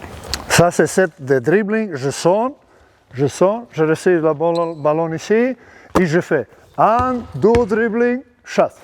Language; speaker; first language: French; non-native, learner; Serbian